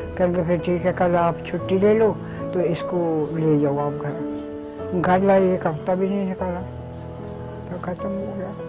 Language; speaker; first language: Hindi; early bilingual, other home language; Punjabi